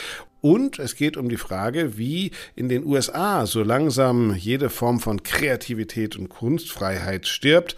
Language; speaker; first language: German; native; German